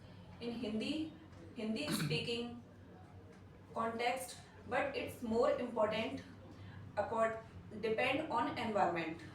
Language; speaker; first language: English; non-native, learner; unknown